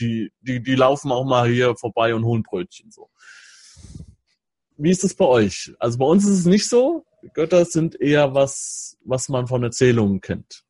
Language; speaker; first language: German; native; German